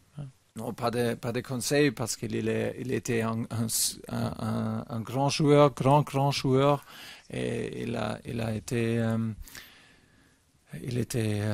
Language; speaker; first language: French; non-native, fluent; German